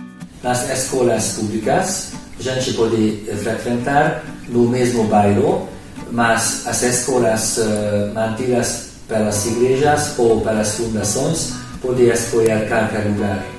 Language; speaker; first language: Portuguese; non-native, learner; Hungarian